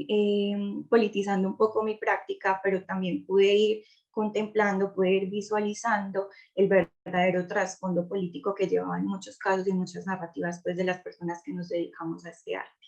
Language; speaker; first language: Spanish; native; Spanish